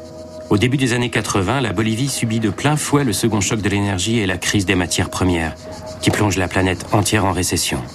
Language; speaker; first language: French; native; French